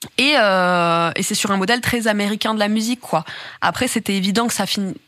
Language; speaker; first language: French; native; French